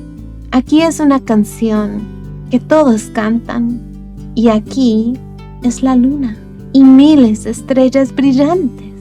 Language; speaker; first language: Spanish; early bilingual, other home language; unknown